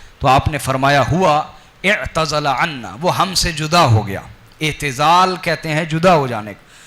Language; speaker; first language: Urdu; non-native, local second language; Punjabi